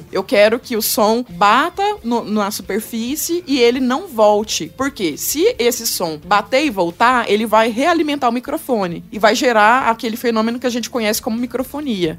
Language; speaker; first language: Portuguese; native; Portuguese